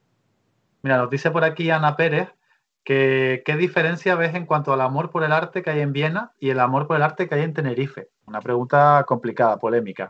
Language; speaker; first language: Spanish; native; Spanish